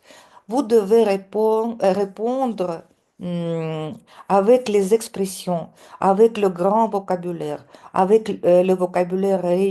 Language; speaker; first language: French; non-native, fluent; Russian